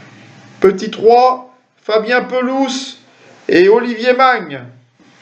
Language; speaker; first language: French; native; French